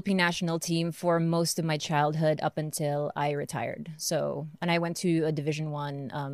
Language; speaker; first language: English; non-native, local second language; Filipino